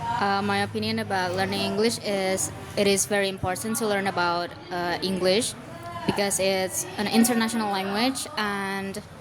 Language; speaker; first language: English; non-native, learner; Indonesian